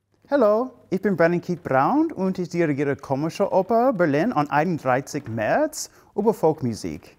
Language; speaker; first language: German; non-native, learner; English